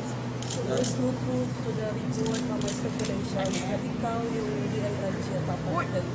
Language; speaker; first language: Filipino; native; Filipino